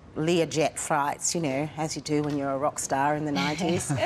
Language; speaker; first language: English; native; English